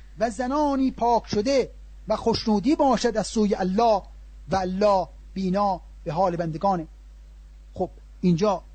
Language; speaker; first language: Persian; native; Persian